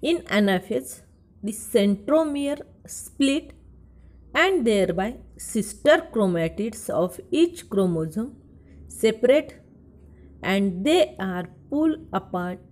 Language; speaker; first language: English; non-native, local second language; Marathi